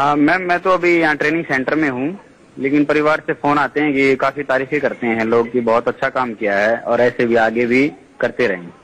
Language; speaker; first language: Hindi; native; Hindi